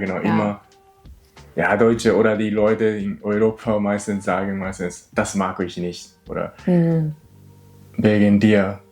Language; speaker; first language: German; non-native, learner; Japanese